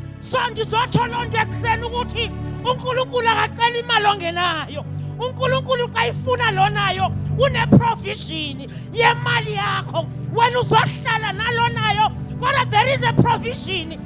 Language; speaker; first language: Zulu; non-native, local second language; Xhosa